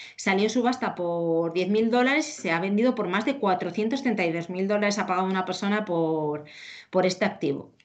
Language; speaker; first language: Spanish; native; Spanish